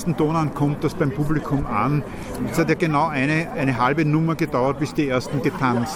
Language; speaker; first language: German; native; German